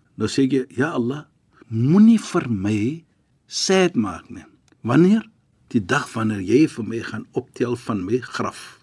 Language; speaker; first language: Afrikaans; non-native, fluent; Arabic